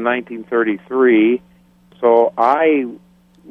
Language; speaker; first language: English; native; English